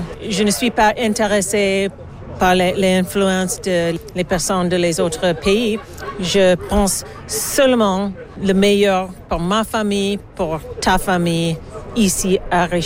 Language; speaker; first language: French; non-native, learner; English